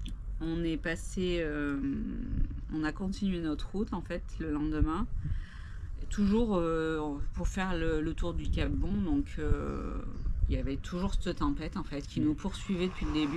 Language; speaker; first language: French; native; French